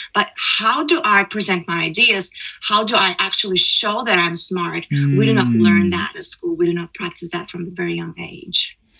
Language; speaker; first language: English; non-native, fluent; Russian